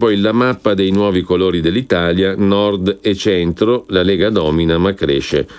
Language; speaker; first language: Italian; native; Italian